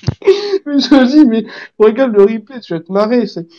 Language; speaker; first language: French; native; French